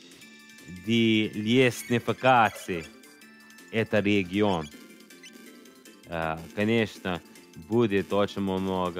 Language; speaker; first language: Russian; non-native, learner; English